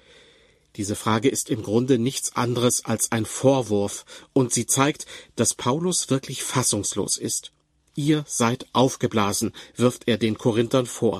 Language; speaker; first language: German; native; German